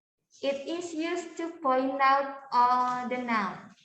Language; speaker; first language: English; non-native, fluent; Indonesian